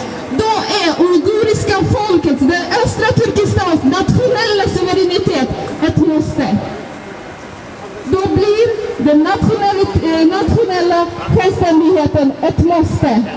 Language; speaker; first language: Swedish; non-native, fluent; Azerbaijani